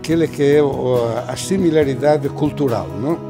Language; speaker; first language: Portuguese; non-native, fluent; Italian